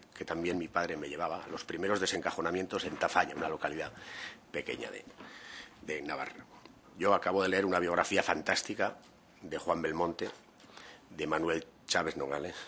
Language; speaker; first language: Spanish; native; Spanish